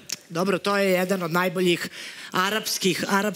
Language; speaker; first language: Serbian; native; Serbian